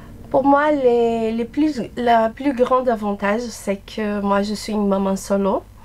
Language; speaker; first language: French; non-native, fluent; Portuguese